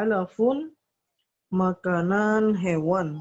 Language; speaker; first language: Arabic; non-native, fluent; Indonesian